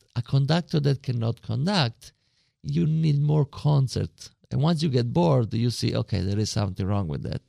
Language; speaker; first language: English; non-native, fluent; Italian